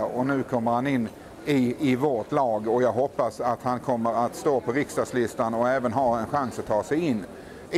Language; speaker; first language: Swedish; native; Swedish